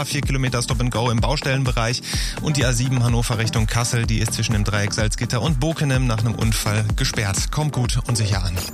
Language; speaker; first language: German; native; German